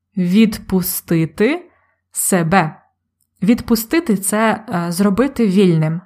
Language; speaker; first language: Ukrainian; native; Ukrainian